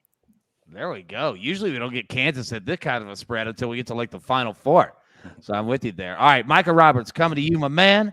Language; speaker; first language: English; native; English